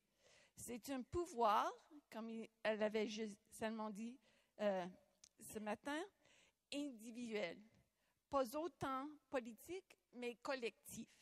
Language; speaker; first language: French; non-native, local second language; English